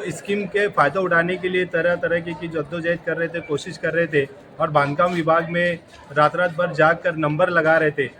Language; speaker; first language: Urdu; native; Urdu